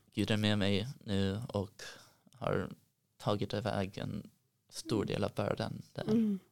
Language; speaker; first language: Swedish; early bilingual, heritage; Swedish